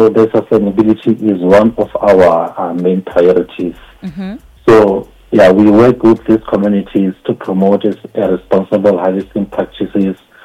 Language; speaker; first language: English; non-native, local second language; Northern Sotho